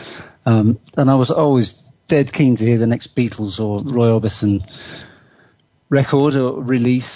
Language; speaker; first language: English; native; English